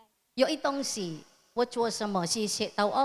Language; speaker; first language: Chinese; non-native, learner; Indonesian